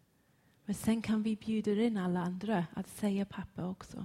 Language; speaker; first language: Swedish; non-native, fluent; English